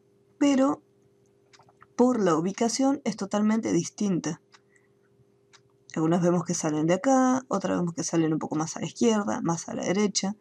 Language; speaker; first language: Spanish; native; Spanish